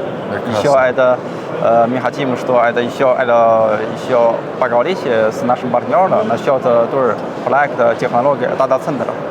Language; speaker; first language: Russian; non-native, learner; Chinese